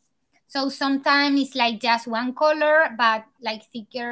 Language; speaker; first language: English; non-native, fluent; Spanish